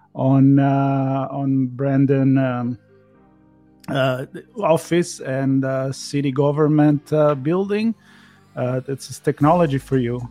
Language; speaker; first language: English; non-native, fluent; Italian